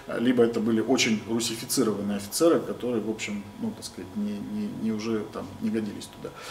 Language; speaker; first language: Russian; native; Russian